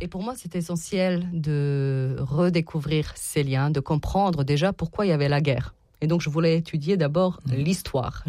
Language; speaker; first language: French; non-native, fluent; Serbian